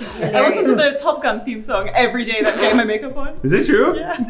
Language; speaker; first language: English; native; English